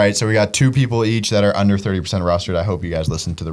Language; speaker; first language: English; native; English